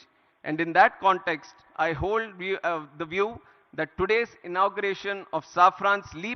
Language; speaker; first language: English; non-native, local second language; Telugu